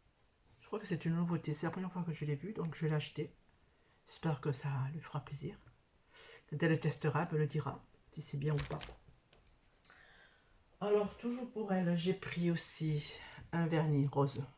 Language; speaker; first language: French; native; French